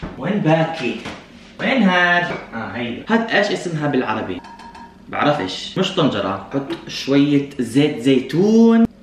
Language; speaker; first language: Arabic; non-native, fluent; English